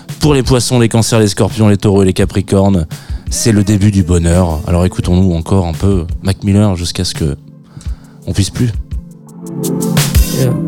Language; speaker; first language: French; native; French